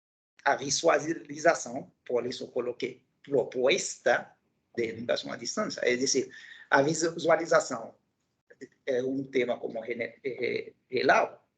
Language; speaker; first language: Portuguese; non-native, local second language; Haitian Creole